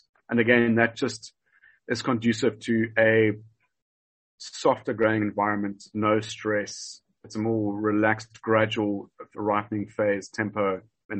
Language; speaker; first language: English; native; English